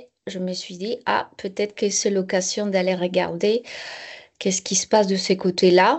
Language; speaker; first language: French; non-native, fluent; Spanish